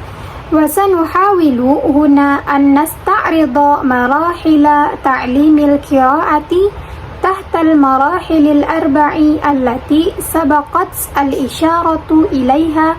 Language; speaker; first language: Arabic; non-native, learner; Indonesian